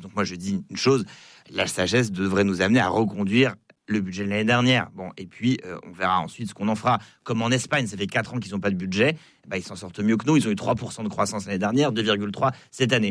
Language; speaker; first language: French; native; French